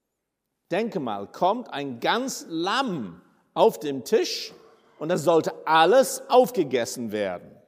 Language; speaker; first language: German; non-native, fluent; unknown